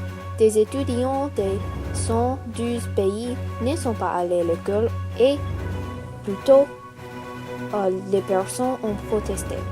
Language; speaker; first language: French; non-native, learner; English